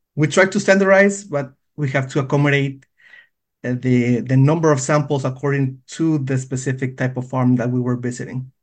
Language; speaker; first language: English; non-native, fluent; Spanish